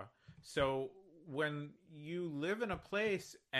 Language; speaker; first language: English; native; English